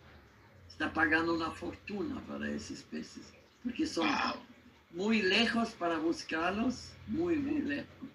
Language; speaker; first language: Spanish; non-native, learner; German